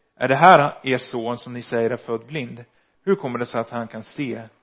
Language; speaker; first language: Swedish; early bilingual, other home language; Dutch